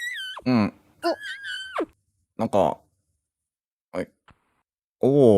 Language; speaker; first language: Japanese; native; Japanese